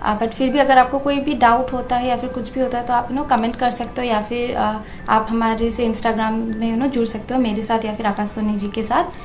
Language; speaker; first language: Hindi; non-native, local second language; Assamese